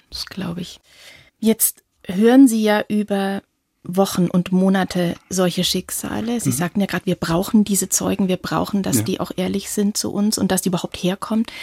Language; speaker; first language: German; native; German